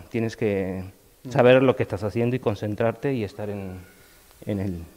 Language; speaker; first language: Spanish; native; Spanish